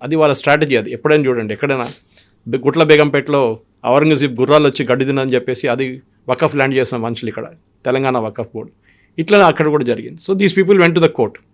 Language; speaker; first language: Telugu; non-native, local second language; Malayalam